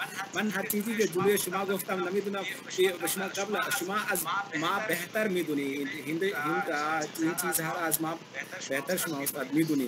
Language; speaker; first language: Persian; non-native, learner; Hindi